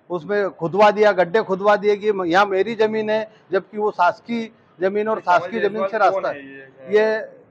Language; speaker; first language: Hindi; native; Hindi